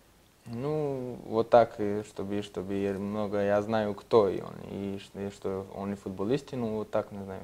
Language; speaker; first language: Russian; non-native, learner; Serbian